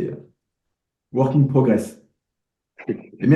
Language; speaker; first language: French; native; French